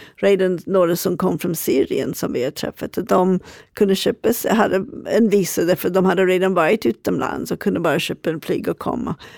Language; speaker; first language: Swedish; non-native, fluent; English